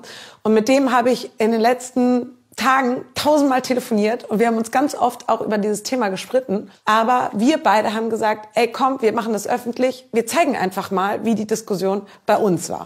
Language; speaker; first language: German; native; German